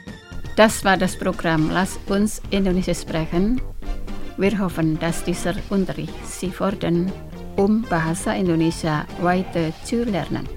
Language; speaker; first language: German; non-native, fluent; Indonesian